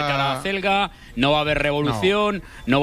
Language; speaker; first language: Spanish; native; Spanish